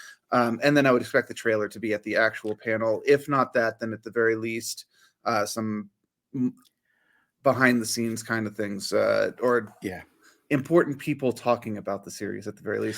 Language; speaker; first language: English; native; English